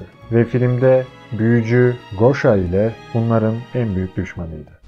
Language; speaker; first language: Turkish; native; Turkish